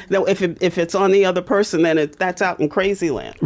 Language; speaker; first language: English; native; English